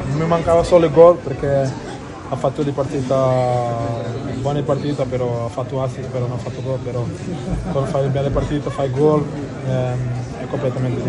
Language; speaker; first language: Italian; non-native, fluent; Portuguese